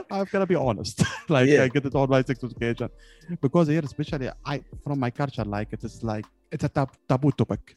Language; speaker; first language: English; non-native, learner; Arabic